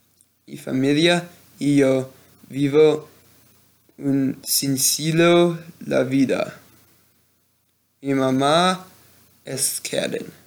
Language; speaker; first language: Spanish; non-native, learner; English